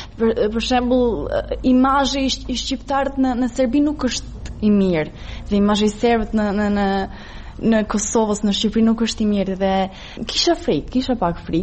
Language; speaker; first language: Albanian; non-native, fluent; Serbian